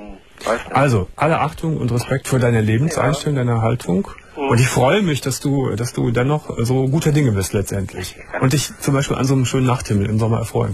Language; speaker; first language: German; native; German